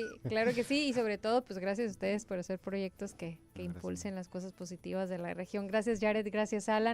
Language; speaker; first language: Spanish; native; Spanish